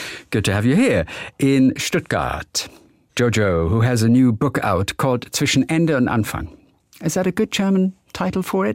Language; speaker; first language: English; non-native, fluent; German